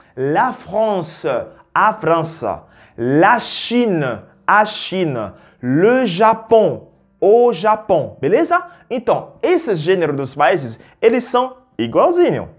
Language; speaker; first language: Portuguese; non-native, fluent; French